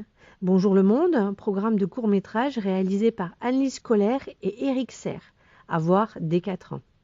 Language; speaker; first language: French; native; French